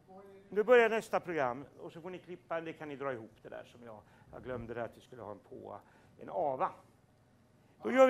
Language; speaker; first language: Swedish; native; Swedish